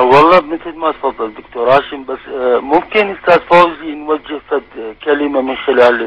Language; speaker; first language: Arabic; native; Arabic